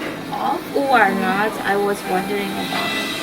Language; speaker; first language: English; non-native, fluent; Korean